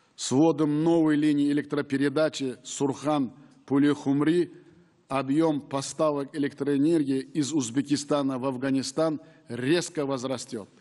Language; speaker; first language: Russian; non-native, local second language; Uzbek